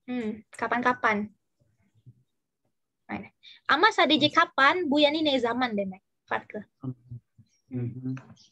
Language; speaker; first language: Turkish; non-native, learner; Indonesian